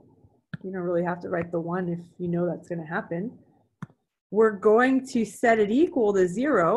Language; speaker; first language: English; native; English